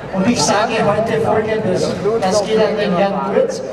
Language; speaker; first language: German; native; German